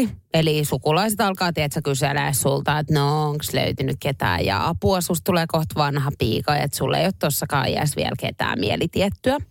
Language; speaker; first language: Finnish; native; Finnish